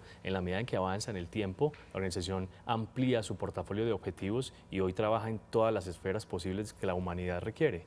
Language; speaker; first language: Spanish; native; Spanish